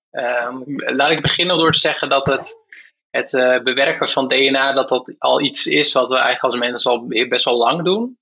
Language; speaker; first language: Dutch; native; Dutch